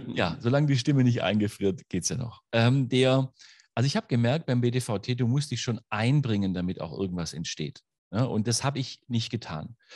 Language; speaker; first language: German; native; German